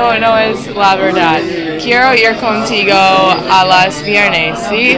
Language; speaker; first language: Spanish; non-native, learner; English